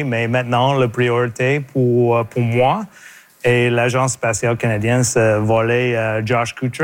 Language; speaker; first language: French; native; French